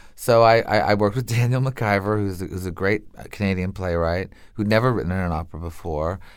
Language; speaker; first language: English; native; English